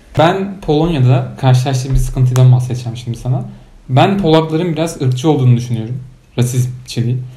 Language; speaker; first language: Turkish; native; Turkish